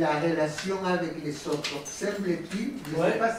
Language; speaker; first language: French; non-native, fluent; Spanish